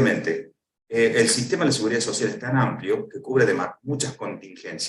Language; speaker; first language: Spanish; native; Spanish